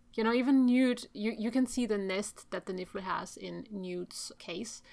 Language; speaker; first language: English; non-native, fluent; Czech